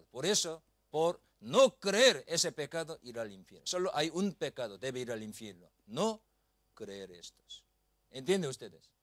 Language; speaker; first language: Spanish; non-native, learner; Korean